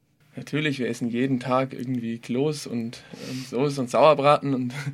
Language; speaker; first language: German; native; German